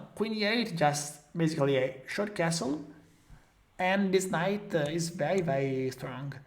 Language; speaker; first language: English; non-native, fluent; Italian